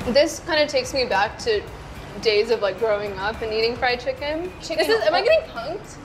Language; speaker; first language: English; native; English